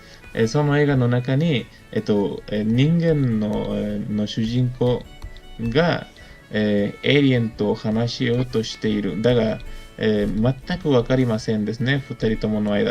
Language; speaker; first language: Japanese; non-native, fluent; Spanish